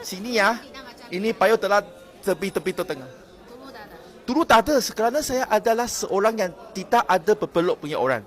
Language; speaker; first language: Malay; non-native, local second language; Chinese